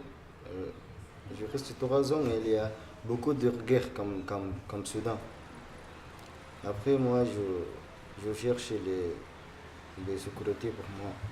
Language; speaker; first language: French; non-native, learner; Arabic